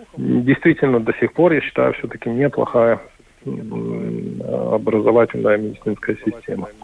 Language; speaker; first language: Russian; non-native, local second language; Latvian